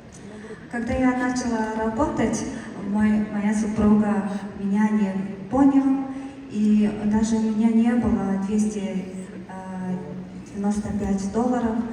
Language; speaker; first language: Russian; non-native, learner; Mongolian